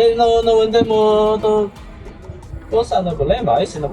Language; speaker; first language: Spanish; non-native, learner; Chinese